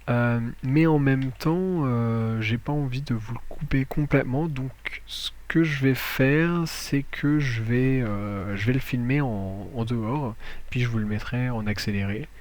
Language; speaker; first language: French; native; French